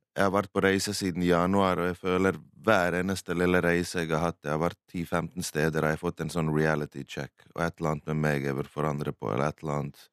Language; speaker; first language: Norwegian; early bilingual, other home language; Bosnian